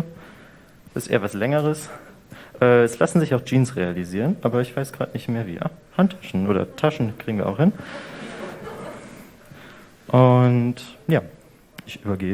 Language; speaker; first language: German; native; German